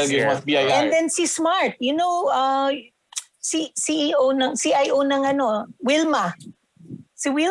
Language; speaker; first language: English; non-native, local second language; Filipino